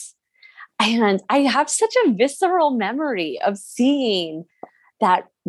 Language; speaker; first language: English; native; English